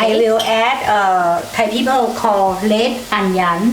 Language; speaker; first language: English; non-native, learner; Thai